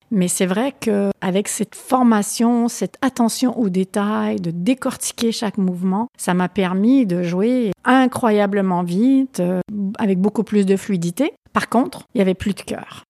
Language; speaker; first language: French; native; French